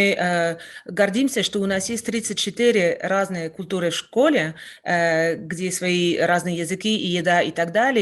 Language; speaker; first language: Russian; non-native, fluent; French